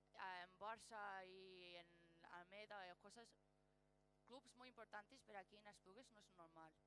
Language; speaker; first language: Spanish; non-native, learner; English